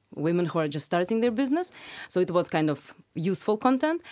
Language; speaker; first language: English; non-native, fluent; Russian